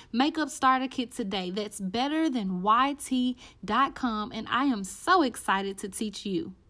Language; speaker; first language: English; native; English